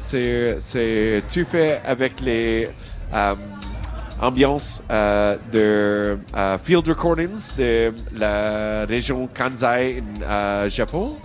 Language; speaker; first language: French; non-native, learner; English